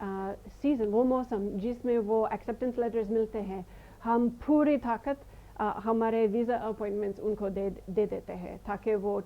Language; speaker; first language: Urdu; non-native, fluent; English